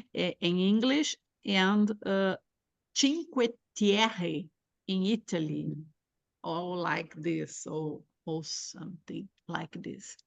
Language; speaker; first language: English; non-native, learner; Portuguese